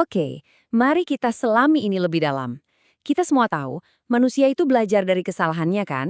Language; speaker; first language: Indonesian; native; Indonesian